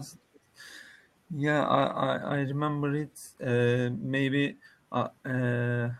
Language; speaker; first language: English; non-native, learner; Turkish